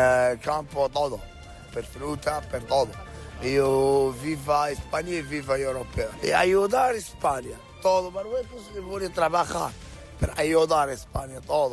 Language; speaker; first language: Spanish; non-native, learner; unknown